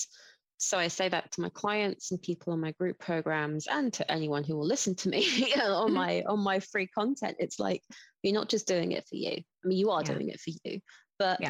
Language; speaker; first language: English; native; English